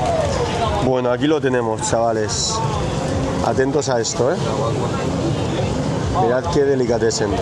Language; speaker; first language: Spanish; native; Spanish